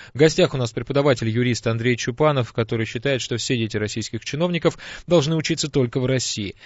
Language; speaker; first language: Russian; native; Russian